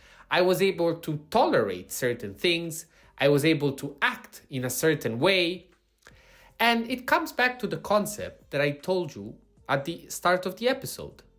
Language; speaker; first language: English; non-native, fluent; Italian